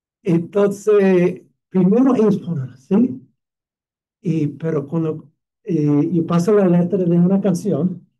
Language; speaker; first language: Spanish; non-native, fluent; English